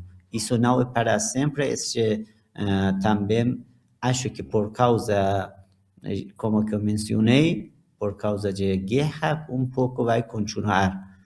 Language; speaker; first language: Portuguese; non-native, learner; Persian